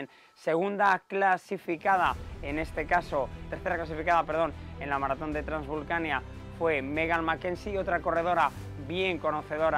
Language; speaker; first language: Spanish; native; Spanish